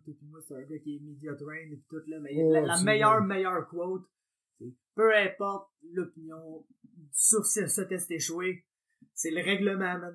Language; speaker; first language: French; native; French